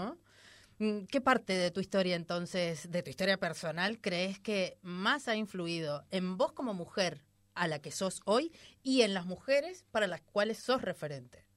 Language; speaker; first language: Spanish; native; Spanish